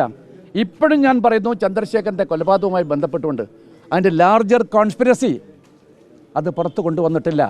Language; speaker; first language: Malayalam; native; Malayalam